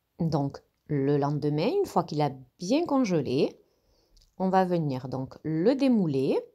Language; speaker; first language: French; native; French